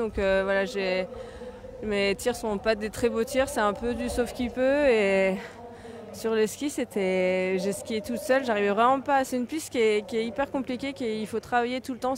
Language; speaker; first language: French; native; French